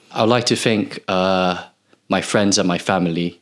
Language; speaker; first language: English; native; English